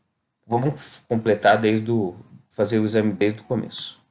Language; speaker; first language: Portuguese; native; Portuguese